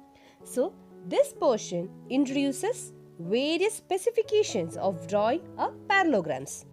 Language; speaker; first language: English; non-native, local second language; Malayalam